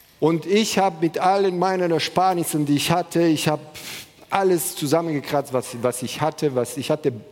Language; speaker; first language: German; non-native, fluent; Romanian